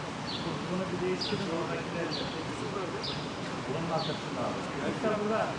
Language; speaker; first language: Turkish; native; Turkish